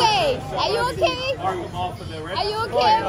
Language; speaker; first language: English; non-native, learner; Thai